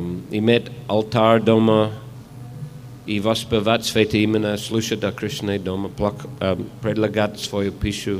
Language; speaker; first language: Russian; non-native, fluent; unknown